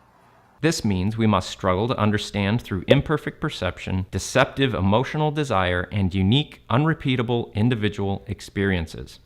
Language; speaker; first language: English; native; English